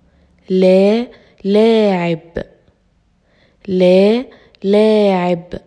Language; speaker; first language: Arabic; native; Arabic